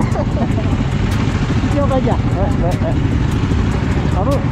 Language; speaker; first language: French; native; French